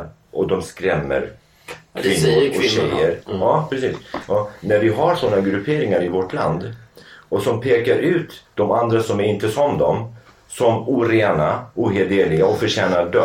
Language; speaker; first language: Swedish; non-native, fluent; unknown